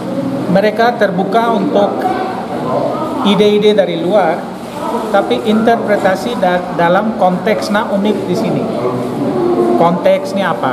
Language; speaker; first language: Indonesian; non-native, fluent; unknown